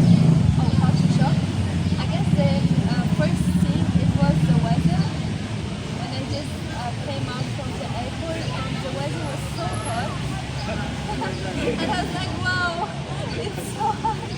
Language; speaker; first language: English; non-native, fluent; Tajik